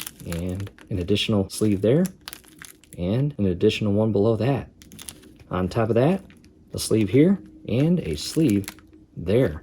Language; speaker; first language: English; native; English